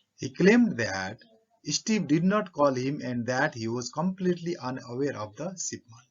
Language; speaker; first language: English; non-native, local second language; Nepali